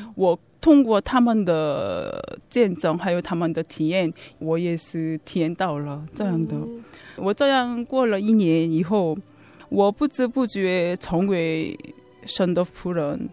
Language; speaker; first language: Chinese; non-native, fluent; Korean